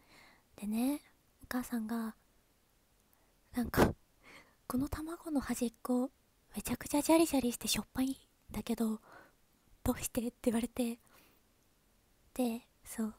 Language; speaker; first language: Japanese; native; Japanese